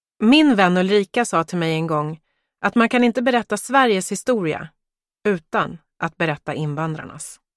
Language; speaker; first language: Swedish; early bilingual, other home language; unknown